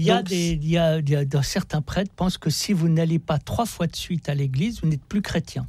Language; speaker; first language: French; native; French